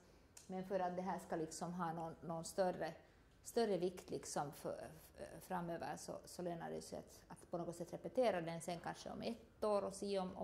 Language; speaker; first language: Swedish; native; Swedish